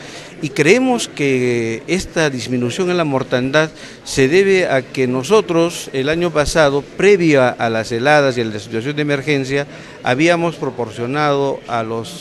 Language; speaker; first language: Spanish; native; Spanish